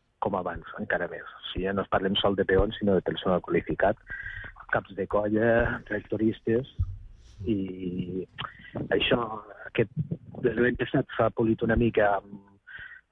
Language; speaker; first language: Catalan; native; Catalan